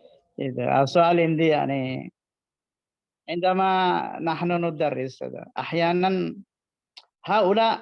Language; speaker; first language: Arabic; non-native, fluent; Indonesian